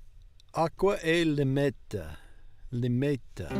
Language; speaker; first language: Italian; non-native, learner; English